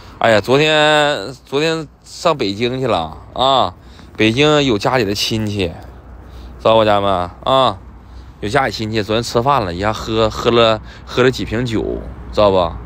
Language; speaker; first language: Chinese; native; Chinese